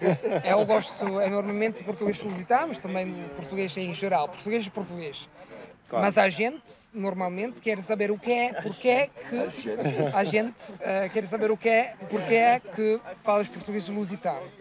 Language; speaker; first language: Portuguese; non-native, learner; Italian